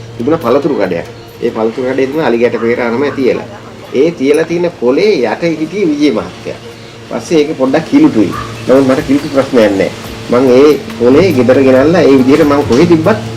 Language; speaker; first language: Sinhala; non-native, local second language; Tamil